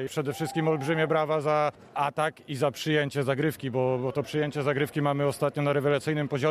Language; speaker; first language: Polish; native; Polish